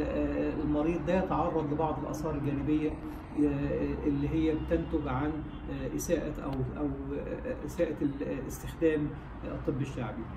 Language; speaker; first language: Arabic; native; Arabic